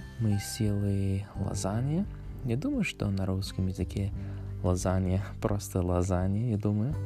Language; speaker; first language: Russian; non-native, learner; English